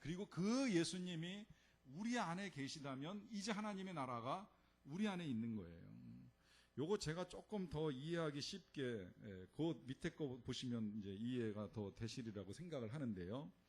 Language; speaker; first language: Korean; native; Korean